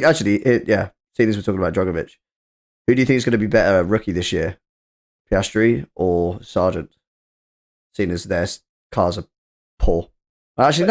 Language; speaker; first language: English; native; English